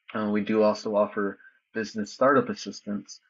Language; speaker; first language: English; native; English